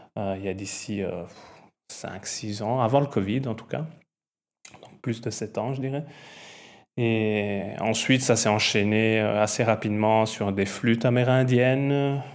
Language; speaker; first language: French; non-native, fluent; Italian